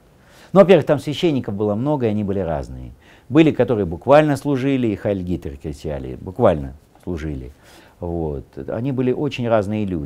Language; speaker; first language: Russian; native; Russian